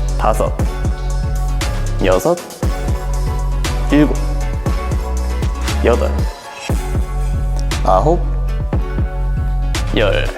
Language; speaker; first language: Korean; native; Korean